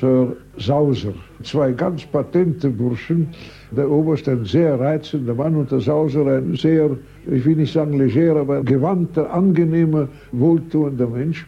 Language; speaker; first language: German; native; German